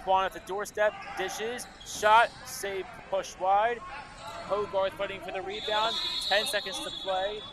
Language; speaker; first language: English; native; English